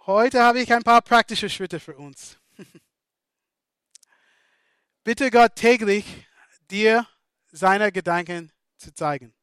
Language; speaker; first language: German; non-native, fluent; English